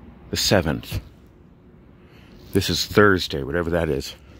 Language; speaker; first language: English; native; English